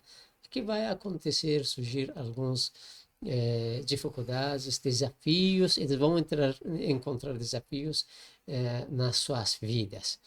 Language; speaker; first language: Portuguese; non-native, learner; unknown